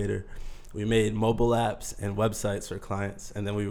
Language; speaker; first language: English; native; English